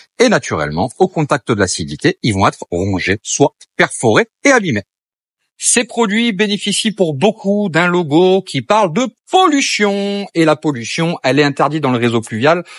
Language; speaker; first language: French; native; French